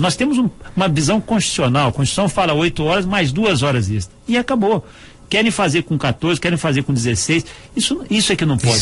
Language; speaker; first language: Portuguese; native; Portuguese